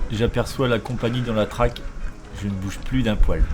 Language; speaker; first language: French; native; French